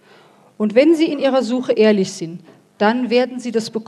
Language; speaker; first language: German; native; German